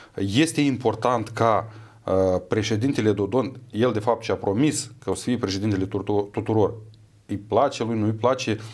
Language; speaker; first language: Romanian; native; Romanian